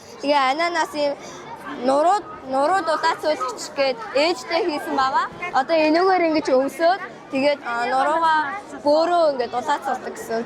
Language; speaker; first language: Mongolian; native; Mongolian